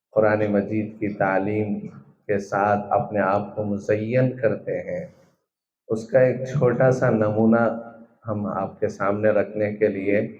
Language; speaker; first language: Urdu; native; Urdu